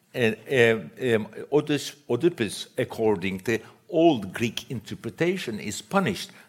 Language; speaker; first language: English; non-native, fluent; Turkish